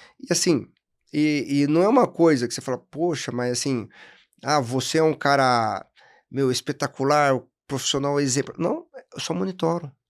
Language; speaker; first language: Portuguese; native; Portuguese